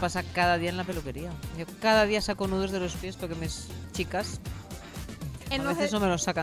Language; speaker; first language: Spanish; native; Spanish